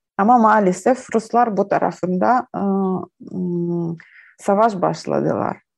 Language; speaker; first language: Turkish; non-native, learner; Ukrainian